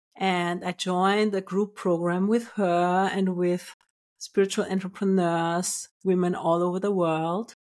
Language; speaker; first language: English; non-native, fluent; German